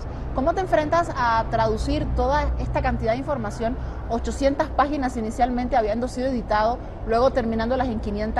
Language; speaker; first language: Spanish; native; Spanish